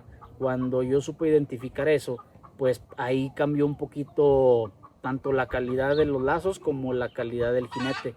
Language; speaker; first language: Spanish; native; Spanish